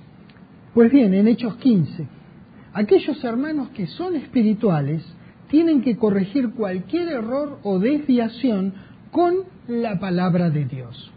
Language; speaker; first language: Spanish; native; Spanish